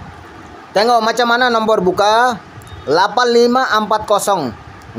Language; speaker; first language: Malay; non-native, learner; Bangla